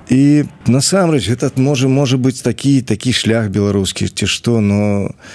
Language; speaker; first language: Belarusian; non-native, local second language; Russian